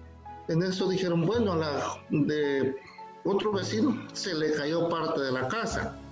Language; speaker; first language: Spanish; native; Spanish